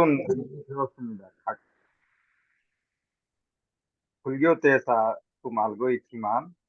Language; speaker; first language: Korean; non-native, fluent; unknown